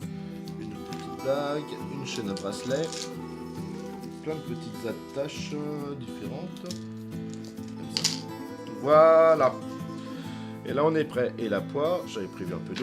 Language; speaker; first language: French; native; French